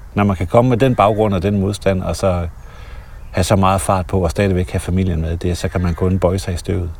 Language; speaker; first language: Danish; native; Danish